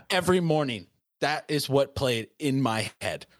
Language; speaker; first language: English; native; English